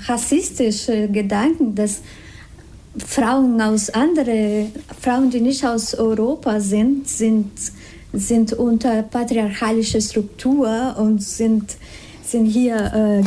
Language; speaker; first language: German; non-native, fluent; Spanish